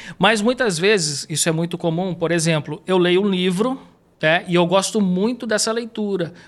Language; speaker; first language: Portuguese; native; Portuguese